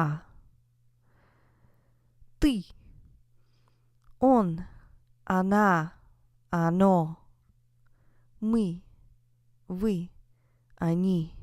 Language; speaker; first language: Russian; non-native, fluent; English